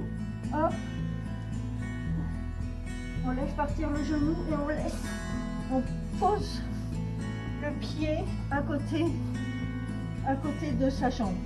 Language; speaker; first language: French; native; French